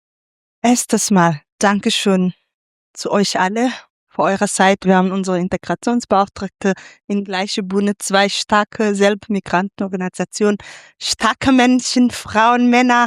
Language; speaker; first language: German; non-native, fluent; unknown